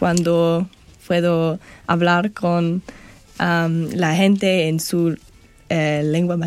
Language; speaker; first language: Spanish; non-native, learner; English